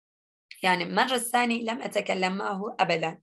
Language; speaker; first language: Arabic; non-native, learner; Turkish